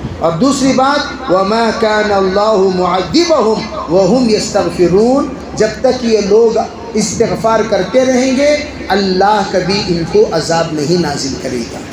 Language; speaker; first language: Urdu; native; Urdu